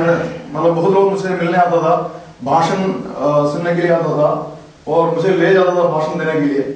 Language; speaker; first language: Hindi; non-native, local second language; Malayalam